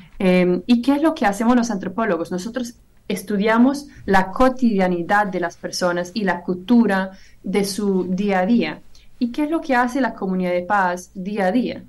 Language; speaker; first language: Spanish; non-native, fluent; English